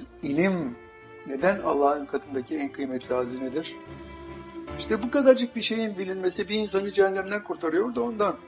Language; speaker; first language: Turkish; native; Turkish